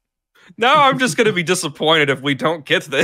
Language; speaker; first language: English; native; English